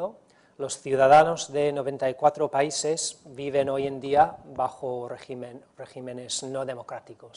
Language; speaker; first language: Spanish; non-native, fluent; English